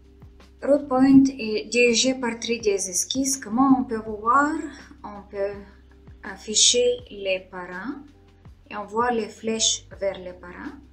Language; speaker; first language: French; non-native, fluent; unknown